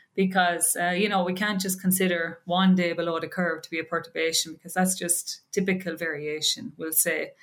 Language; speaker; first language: English; native; English